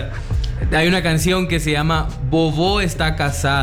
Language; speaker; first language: Spanish; native; Spanish